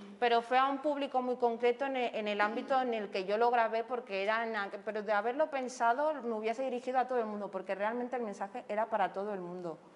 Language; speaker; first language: Spanish; native; Spanish